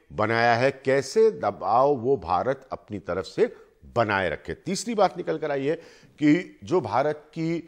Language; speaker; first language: Hindi; native; Hindi